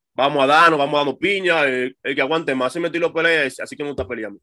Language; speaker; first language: Spanish; native; Spanish